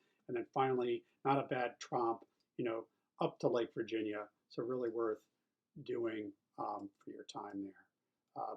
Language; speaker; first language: English; native; English